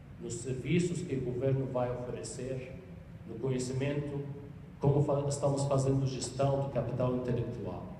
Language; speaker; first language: Portuguese; non-native, fluent; Arabic